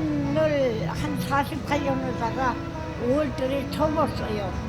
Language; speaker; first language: Korean; native; Korean